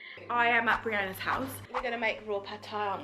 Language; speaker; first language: English; native; English